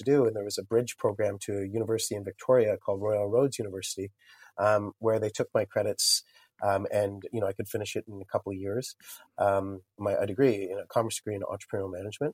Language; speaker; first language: English; native; English